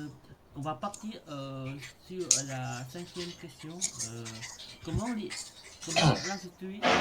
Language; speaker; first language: French; non-native, learner; Khmer